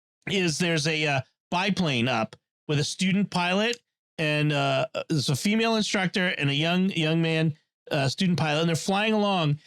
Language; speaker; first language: English; native; English